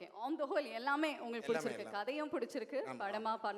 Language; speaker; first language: Tamil; native; Tamil